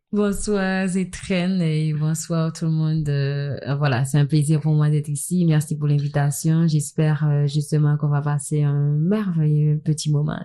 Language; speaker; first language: French; non-native, local second language; Haitian Creole